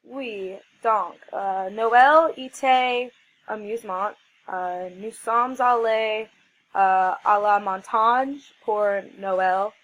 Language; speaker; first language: French; non-native, learner; English